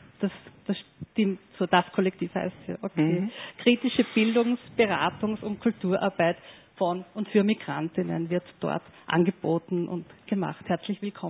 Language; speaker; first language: German; native; German